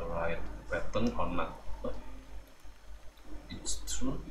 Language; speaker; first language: English; non-native, learner; Indonesian